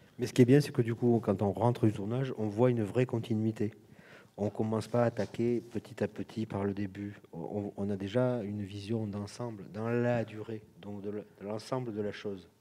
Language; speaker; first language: French; native; French